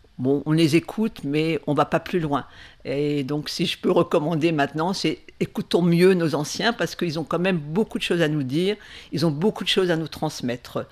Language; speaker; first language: French; native; French